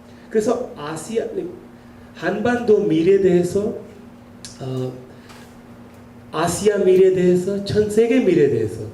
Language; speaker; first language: Korean; non-native, learner; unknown